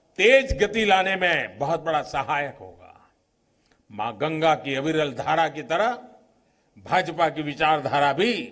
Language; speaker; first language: Hindi; non-native, local second language; Gujarati